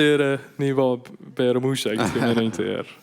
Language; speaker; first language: Swedish; non-native, fluent; Persian